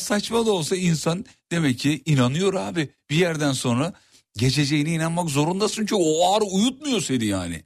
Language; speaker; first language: Turkish; native; Turkish